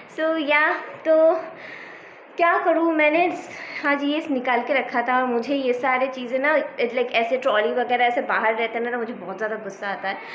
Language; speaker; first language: Hindi; non-native, local second language; Bangla